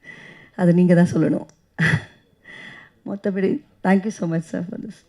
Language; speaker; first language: Tamil; non-native, fluent; Kannada